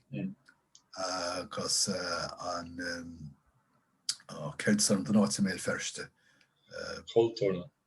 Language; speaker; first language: Irish; non-native, local second language; English